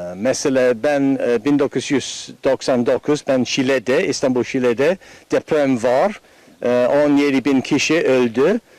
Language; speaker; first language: Turkish; non-native, learner; English